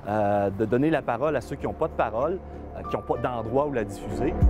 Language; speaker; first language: French; native; French